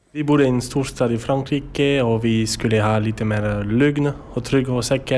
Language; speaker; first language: Swedish; non-native, learner; French